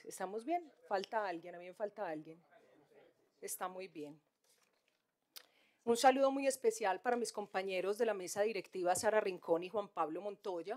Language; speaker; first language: Spanish; native; Spanish